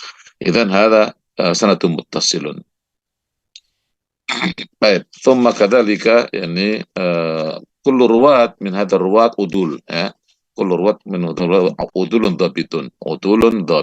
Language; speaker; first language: Arabic; non-native, fluent; Indonesian